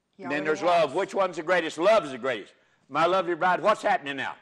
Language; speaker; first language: English; native; English